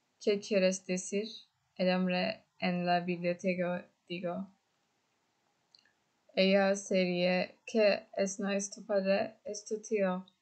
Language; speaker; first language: Spanish; non-native, learner; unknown